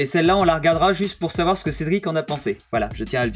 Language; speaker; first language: French; native; French